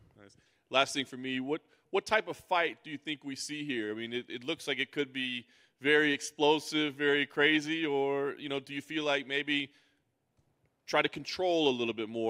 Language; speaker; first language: English; native; English